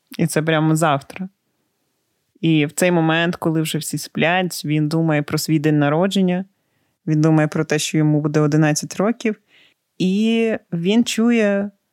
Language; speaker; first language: Ukrainian; native; Ukrainian